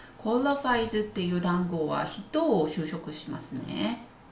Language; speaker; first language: Japanese; non-native, fluent; Korean